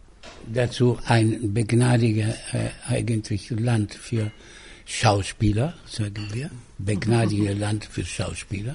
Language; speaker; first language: German; non-native, fluent; Italian